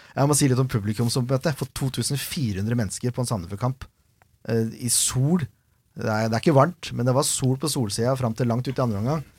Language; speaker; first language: Norwegian; native; Norwegian